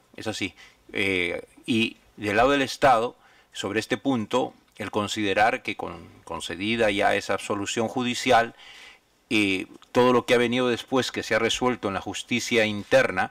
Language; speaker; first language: Spanish; native; Spanish